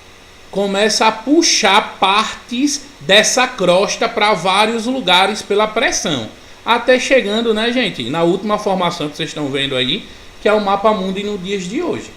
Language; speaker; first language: Portuguese; native; Portuguese